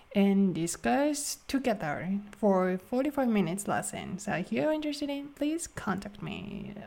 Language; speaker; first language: English; non-native, fluent; Japanese